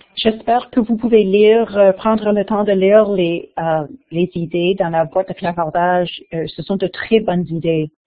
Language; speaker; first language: French; non-native, local second language; English